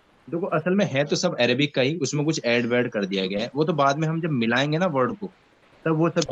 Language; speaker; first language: Hindi; native; Hindi